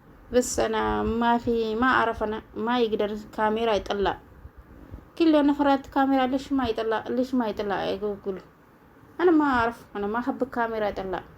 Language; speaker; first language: Arabic; non-native, learner; Oromo